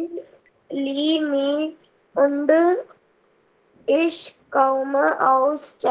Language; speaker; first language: German; non-native, learner; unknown